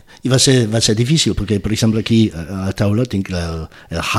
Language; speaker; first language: Catalan; non-native, fluent; English